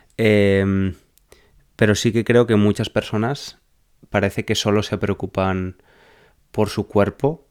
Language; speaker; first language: Spanish; native; Spanish